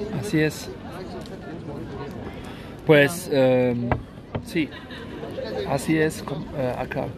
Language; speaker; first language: Spanish; non-native, learner; German